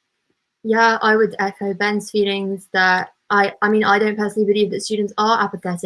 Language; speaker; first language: English; native; English